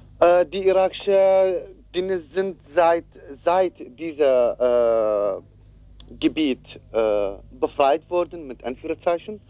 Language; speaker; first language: German; non-native, learner; Kurdish